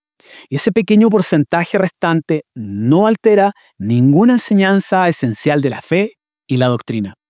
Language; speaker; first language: Spanish; native; Spanish